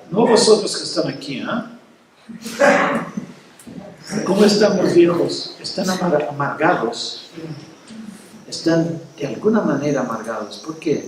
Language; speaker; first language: Spanish; non-native, fluent; Portuguese